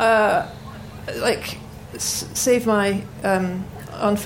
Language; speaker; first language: English; native; English